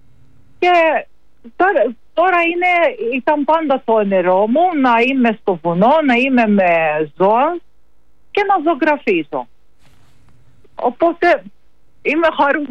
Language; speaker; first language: Greek; non-native, learner; Maltese